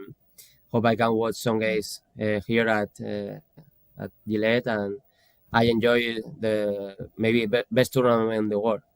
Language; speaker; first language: English; non-native, fluent; Spanish